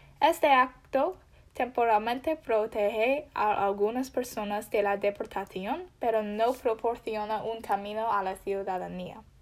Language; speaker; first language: Spanish; non-native, learner; English